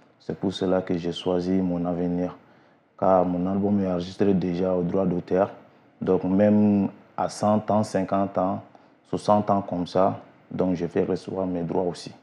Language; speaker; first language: French; non-native, local second language; Bambara